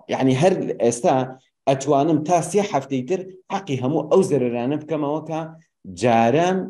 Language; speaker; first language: Central Kurdish; native; Central Kurdish